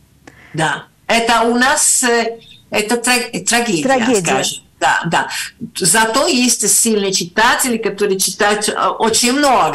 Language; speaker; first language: Russian; non-native, fluent; Italian